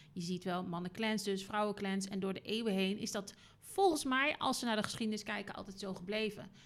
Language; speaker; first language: Dutch; native; Dutch